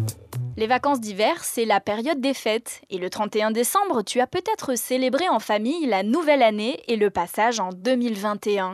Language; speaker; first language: French; native; French